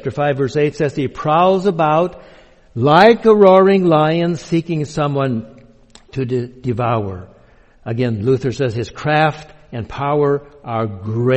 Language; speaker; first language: English; native; English